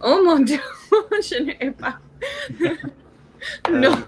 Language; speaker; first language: French; non-native, learner; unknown